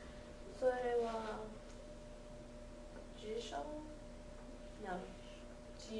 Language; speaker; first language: Japanese; non-native, learner; English